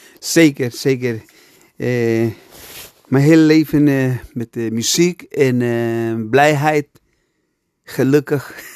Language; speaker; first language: Dutch; non-native, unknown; Spanish